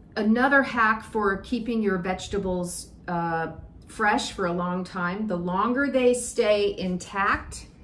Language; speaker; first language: English; native; English